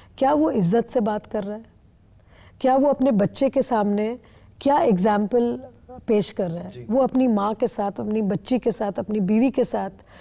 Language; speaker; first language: Hindi; non-native, local second language; Bangla